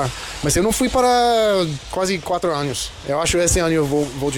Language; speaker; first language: Portuguese; non-native, learner; English